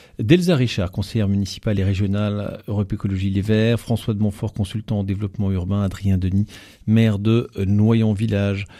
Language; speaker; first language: French; native; French